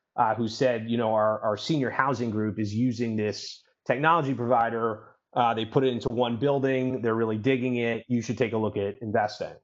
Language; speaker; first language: English; native; English